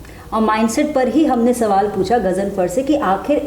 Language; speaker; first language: Hindi; native; Hindi